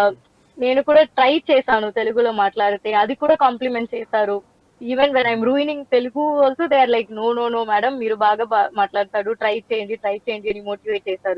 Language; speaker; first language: Telugu; non-native, learner; Tamil